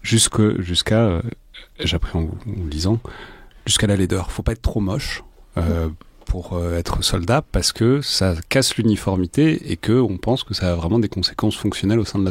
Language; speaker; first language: French; native; French